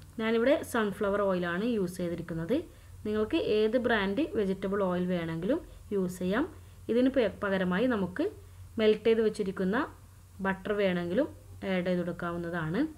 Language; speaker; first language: Malayalam; native; Malayalam